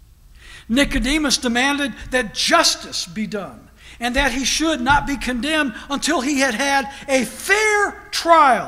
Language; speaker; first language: English; native; English